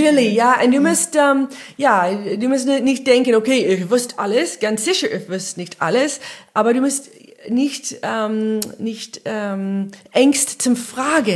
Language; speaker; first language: German; non-native, learner; English